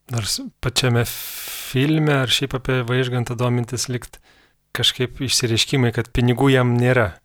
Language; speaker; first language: Lithuanian; native; Lithuanian